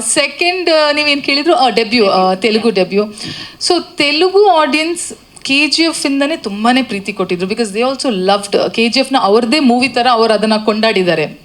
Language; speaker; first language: Kannada; non-native, local second language; Tulu